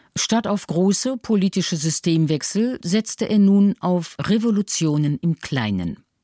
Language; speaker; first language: German; native; German